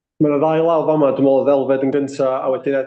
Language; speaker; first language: Welsh; native; Welsh